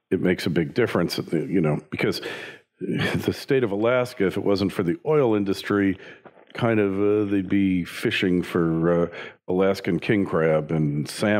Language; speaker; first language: English; native; English